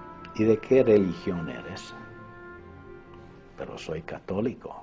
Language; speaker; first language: Spanish; non-native, fluent; English